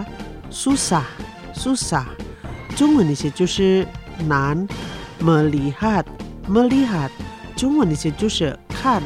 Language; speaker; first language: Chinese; non-native, fluent; Indonesian